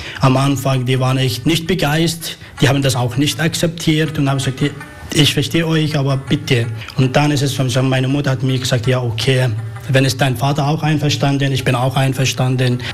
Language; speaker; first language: German; non-native, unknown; Arabic